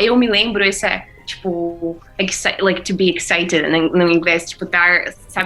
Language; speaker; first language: Portuguese; non-native, fluent; Russian